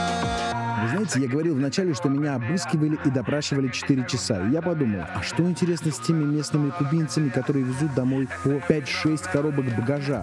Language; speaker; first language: Russian; native; Russian